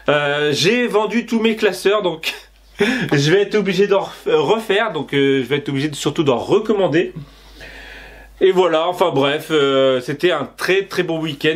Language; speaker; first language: French; native; French